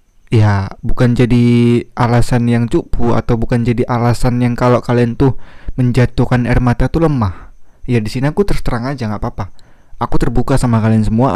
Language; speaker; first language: Indonesian; native; Indonesian